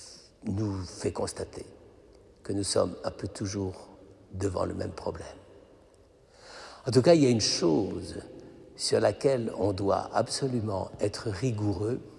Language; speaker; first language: French; native; French